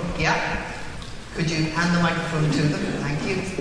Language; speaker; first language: English; native; English